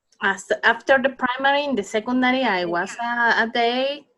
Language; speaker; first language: English; non-native, learner; Spanish